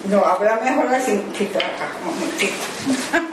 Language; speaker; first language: Spanish; non-native, learner; Japanese